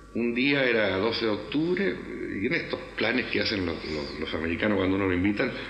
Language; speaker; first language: Spanish; native; Spanish